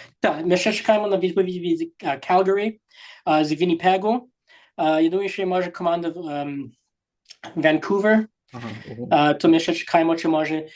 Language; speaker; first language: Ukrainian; early bilingual, heritage; English